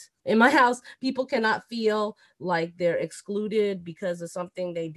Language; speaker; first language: English; native; English